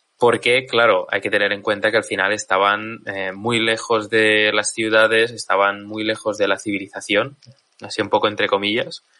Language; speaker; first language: Spanish; native; Spanish